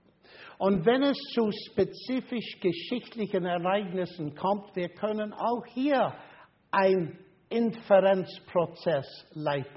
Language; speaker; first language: German; non-native, fluent; English